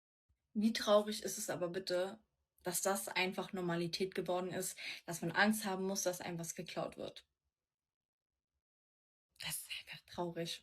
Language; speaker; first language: German; native; German